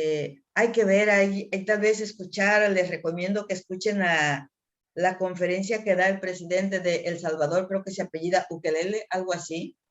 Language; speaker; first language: Spanish; native; Spanish